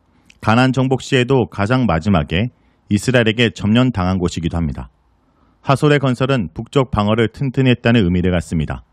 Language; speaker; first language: Korean; native; Korean